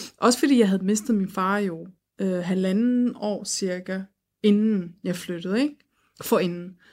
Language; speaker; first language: Danish; early bilingual, other home language; Turkish